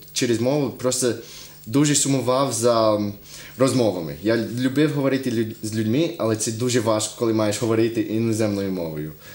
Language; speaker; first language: Ukrainian; non-native, fluent; English